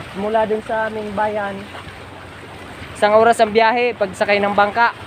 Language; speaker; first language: Filipino; non-native, local second language; Bikol